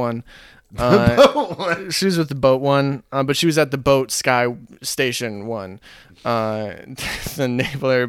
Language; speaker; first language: English; native; English